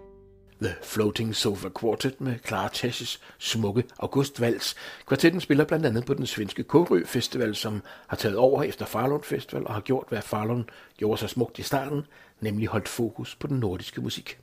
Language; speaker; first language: Danish; native; Danish